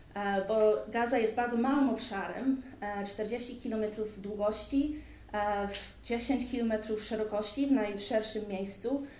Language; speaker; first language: Polish; early bilingual, heritage; Polish